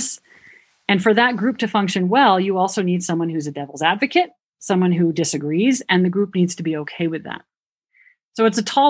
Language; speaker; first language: English; native; English